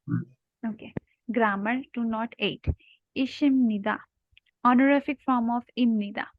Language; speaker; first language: Korean; non-native, learner; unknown